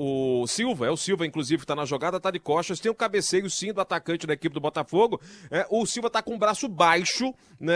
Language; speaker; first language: Portuguese; native; Portuguese